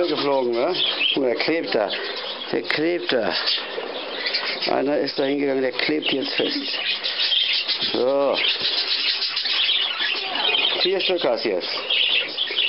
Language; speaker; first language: German; native; German